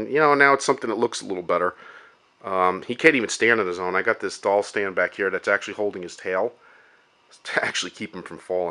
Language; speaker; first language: English; native; English